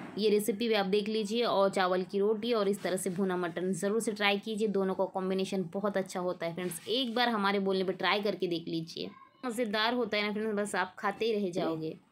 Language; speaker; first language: Hindi; native; Hindi